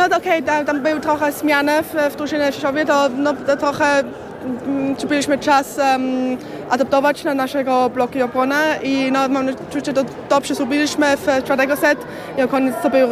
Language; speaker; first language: Polish; early bilingual, heritage; Polish